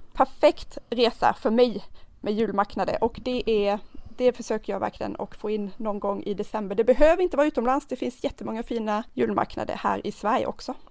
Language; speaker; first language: Swedish; native; Swedish